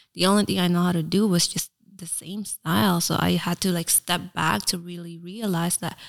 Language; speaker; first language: English; early bilingual, other home language; Filipino